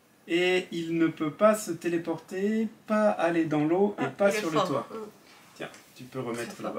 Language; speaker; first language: French; native; French